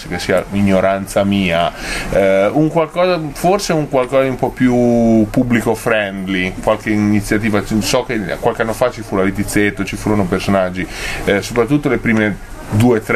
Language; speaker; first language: Italian; native; Italian